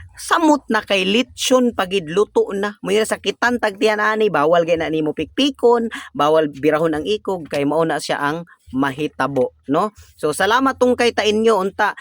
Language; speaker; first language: Cebuano; non-native, local second language; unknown